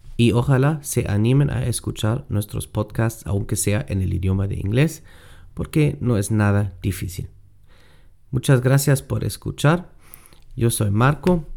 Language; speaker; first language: Spanish; non-native, fluent; German